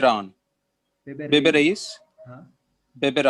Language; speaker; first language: Spanish; non-native, learner; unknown